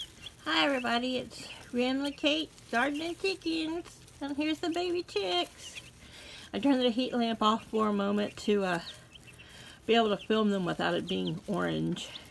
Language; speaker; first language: English; native; English